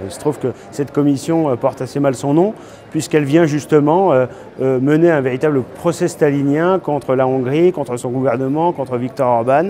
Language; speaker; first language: French; native; French